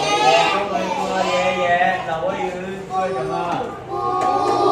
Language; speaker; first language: Chinese; non-native, learner; Lao